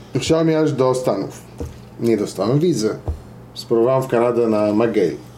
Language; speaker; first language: Polish; non-native, fluent; Arabic